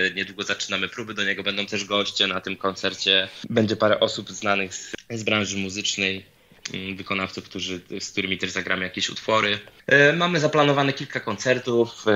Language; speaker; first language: Polish; native; Polish